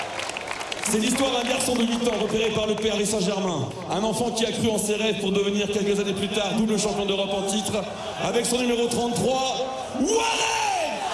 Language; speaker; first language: French; native; French